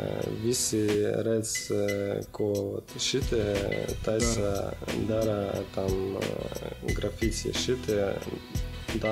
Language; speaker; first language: Latvian; non-native, local second language; Russian